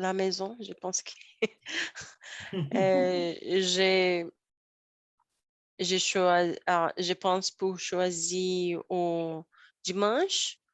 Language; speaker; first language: French; non-native, learner; Portuguese